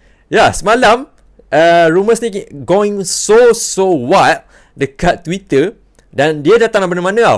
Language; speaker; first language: Malay; native; Malay